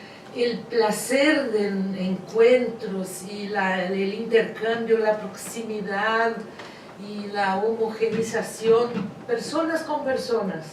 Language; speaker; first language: Spanish; non-native, fluent; Portuguese